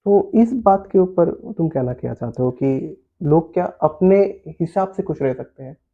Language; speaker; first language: Hindi; non-native, local second language; Assamese